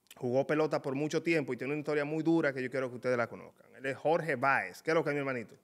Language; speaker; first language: Spanish; native; Spanish